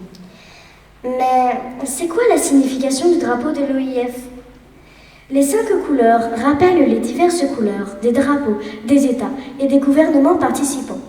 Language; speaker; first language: French; native; French